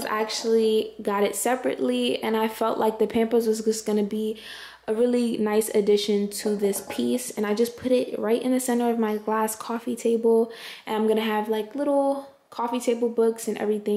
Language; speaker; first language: English; native; English